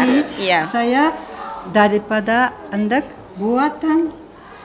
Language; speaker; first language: Indonesian; non-native, fluent; Japanese